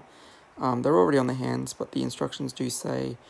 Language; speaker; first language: English; native; English